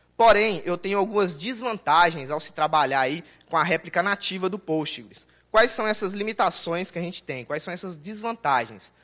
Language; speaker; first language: Portuguese; native; Portuguese